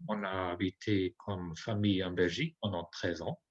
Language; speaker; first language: French; non-native, fluent; German